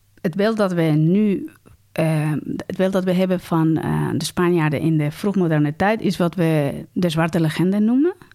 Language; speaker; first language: Dutch; non-native, fluent; Spanish